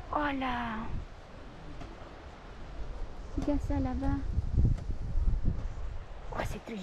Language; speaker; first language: French; non-native, fluent; Filipino